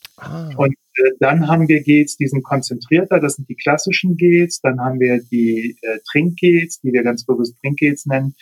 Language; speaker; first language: German; native; German